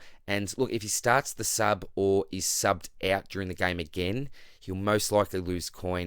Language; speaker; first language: English; native; English